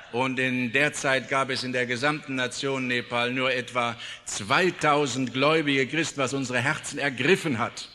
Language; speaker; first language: German; native; German